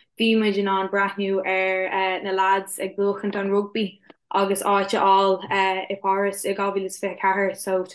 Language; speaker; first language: Irish; non-native, local second language; English